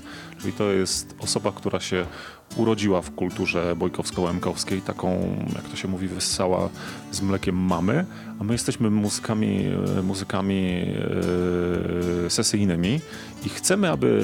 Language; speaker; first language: Polish; native; Polish